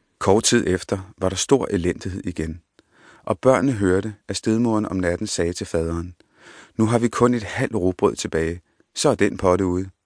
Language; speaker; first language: Danish; early bilingual, other home language; Punjabi